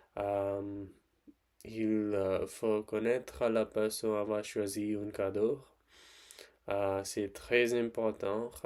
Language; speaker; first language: French; non-native, learner; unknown